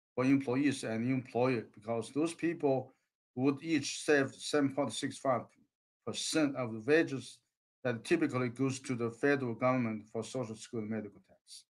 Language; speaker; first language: English; non-native, fluent; Chinese